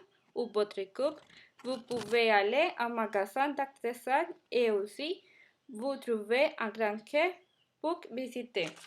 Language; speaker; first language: French; non-native, learner; Spanish